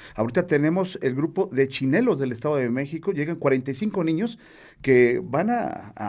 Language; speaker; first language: Spanish; native; Spanish